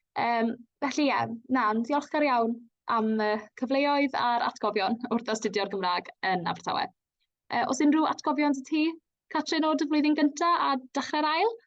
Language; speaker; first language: Welsh; native; Welsh